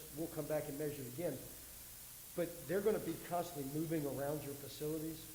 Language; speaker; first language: English; native; English